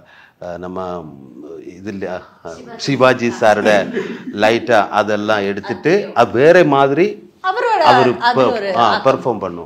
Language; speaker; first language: Tamil; non-native, learner; Malayalam